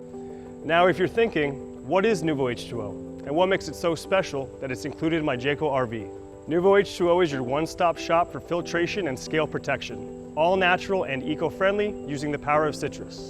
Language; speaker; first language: English; native; English